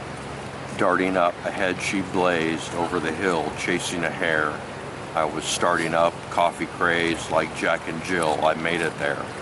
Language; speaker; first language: English; native; English